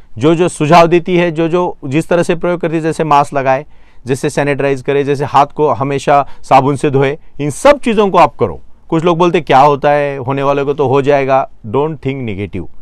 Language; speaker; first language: Hindi; non-native, local second language; Marathi